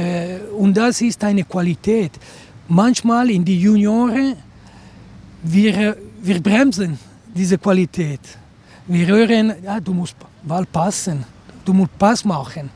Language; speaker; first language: German; non-native, local second language; Italian